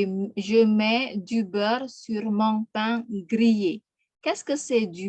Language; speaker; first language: French; non-native, fluent; Indonesian